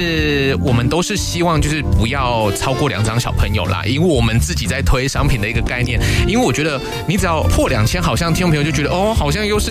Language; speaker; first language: Chinese; native; Chinese